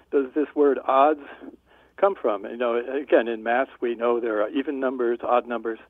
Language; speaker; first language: English; native; English